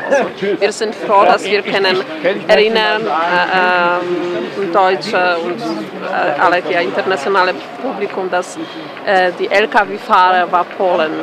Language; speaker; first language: German; non-native, learner; Polish